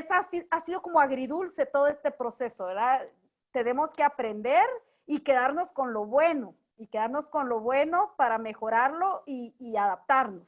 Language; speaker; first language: Spanish; native; Spanish